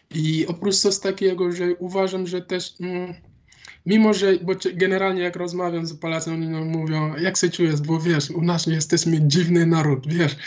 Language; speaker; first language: Polish; non-native, learner; Wolof